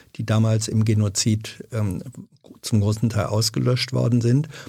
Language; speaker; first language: German; non-native, fluent; French